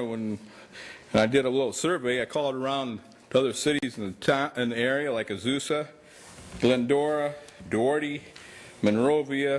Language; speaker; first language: English; native; English